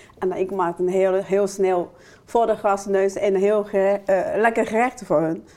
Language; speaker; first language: Dutch; non-native, fluent; Chinese